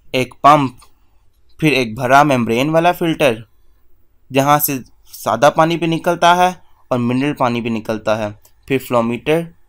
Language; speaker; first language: Urdu; native; Urdu